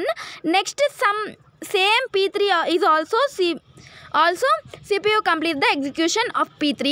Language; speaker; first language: Telugu; native; Telugu